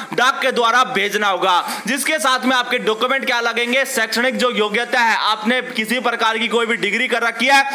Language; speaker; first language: Hindi; native; Hindi